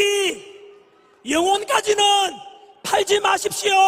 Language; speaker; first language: Korean; native; Korean